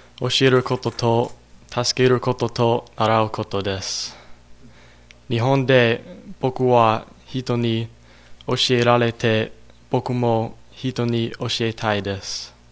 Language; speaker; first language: Japanese; non-native, learner; English